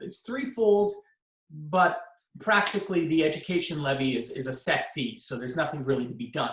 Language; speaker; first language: English; native; English